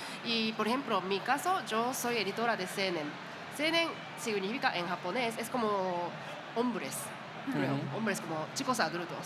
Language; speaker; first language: Spanish; non-native, learner; Japanese